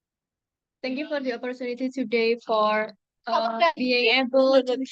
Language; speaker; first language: English; non-native, learner; Indonesian